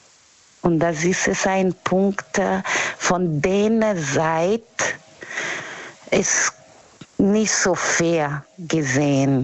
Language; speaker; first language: German; non-native, fluent; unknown